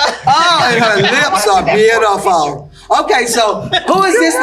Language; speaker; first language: English; native; English